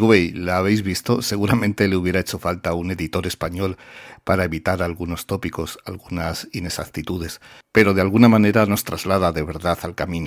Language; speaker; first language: Spanish; native; Spanish